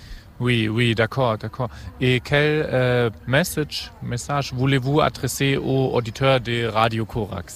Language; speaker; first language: French; non-native, fluent; German